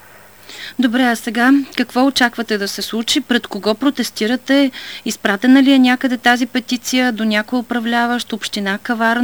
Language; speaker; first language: Bulgarian; native; Bulgarian